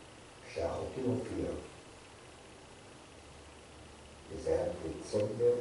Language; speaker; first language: Hebrew; non-native, fluent; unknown